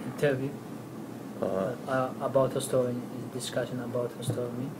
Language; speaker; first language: English; non-native, learner; Tigrinya